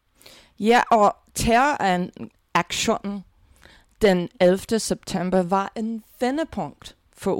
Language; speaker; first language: Danish; non-native, fluent; English